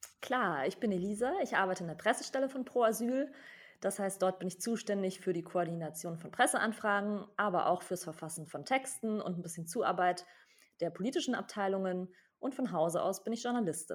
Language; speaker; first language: German; native; German